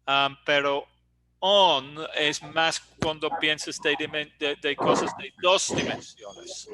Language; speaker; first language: Spanish; non-native, learner; English